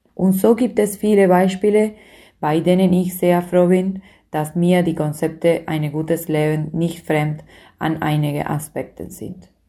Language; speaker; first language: German; non-native, fluent; Spanish